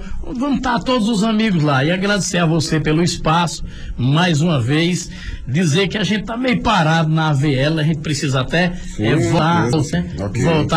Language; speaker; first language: Portuguese; native; Portuguese